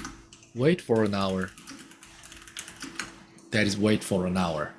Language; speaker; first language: English; non-native, fluent; Korean